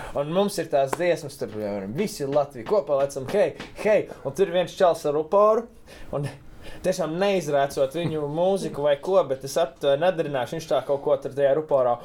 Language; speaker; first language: Latvian; native; Latvian